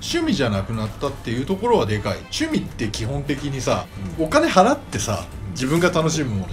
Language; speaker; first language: Japanese; native; Japanese